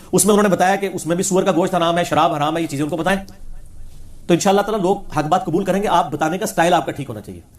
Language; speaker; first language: Urdu; non-native, local second language; Punjabi